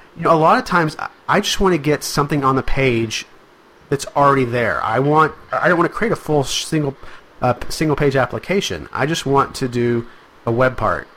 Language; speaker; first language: English; native; English